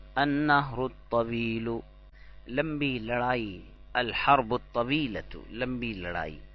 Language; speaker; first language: Urdu; native; Urdu